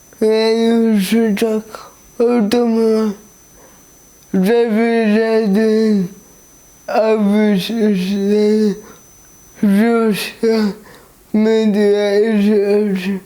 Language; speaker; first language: Turkish; early bilingual, heritage; Turkish